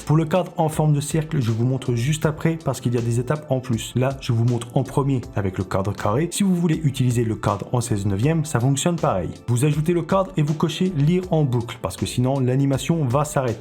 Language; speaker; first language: French; native; French